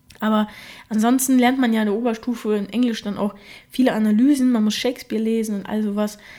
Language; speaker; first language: German; early bilingual, other home language; Russian